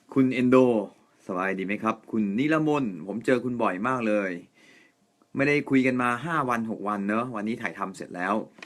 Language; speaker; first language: Thai; non-native, fluent; Japanese